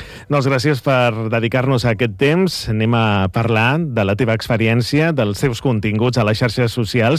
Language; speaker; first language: Catalan; native; Catalan